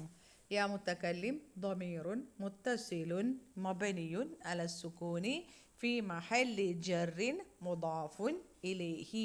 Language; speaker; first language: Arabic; non-native, fluent; Malayalam